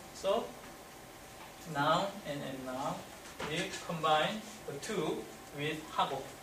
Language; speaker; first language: English; non-native, fluent; Korean